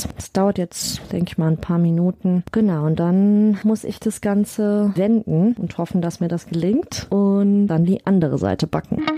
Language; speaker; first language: German; native; German